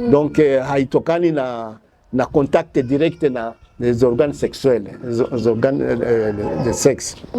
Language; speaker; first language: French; non-native, local second language; Swahili